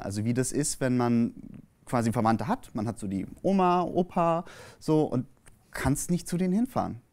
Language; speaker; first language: German; native; German